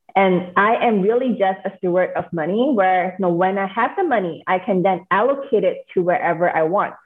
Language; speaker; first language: English; native; English